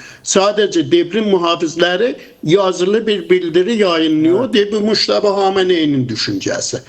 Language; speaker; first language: Turkish; non-native, fluent; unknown